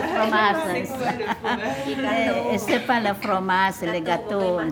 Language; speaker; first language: French; non-native, fluent; Lao